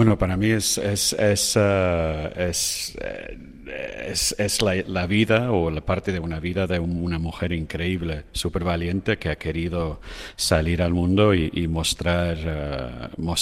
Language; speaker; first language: Spanish; non-native, fluent; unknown